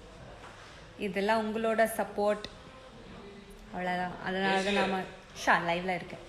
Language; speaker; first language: Tamil; non-native, fluent; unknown